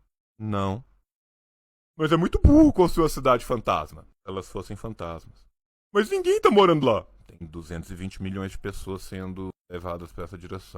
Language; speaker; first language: Portuguese; native; Portuguese